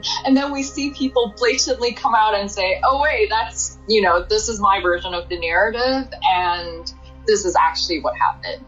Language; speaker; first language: English; non-native, local second language; Cantonese